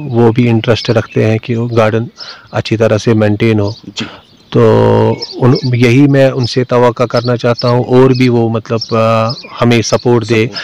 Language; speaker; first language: Hindi; non-native, local second language; Kashmiri